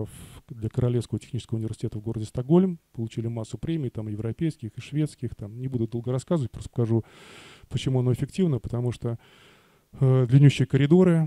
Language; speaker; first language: Russian; native; Russian